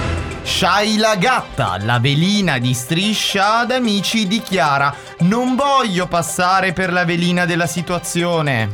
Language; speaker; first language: Italian; native; Italian